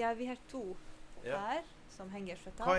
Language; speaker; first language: Norwegian; non-native, fluent; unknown